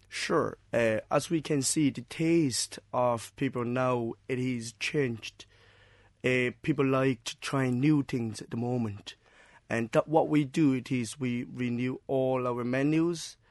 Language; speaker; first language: English; non-native, learner; Chinese